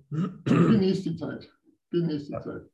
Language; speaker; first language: German; non-native, fluent; English